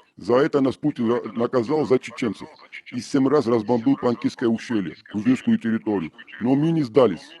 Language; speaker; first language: Russian; non-native, local second language; Georgian